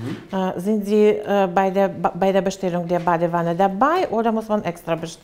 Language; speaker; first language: German; non-native, fluent; Russian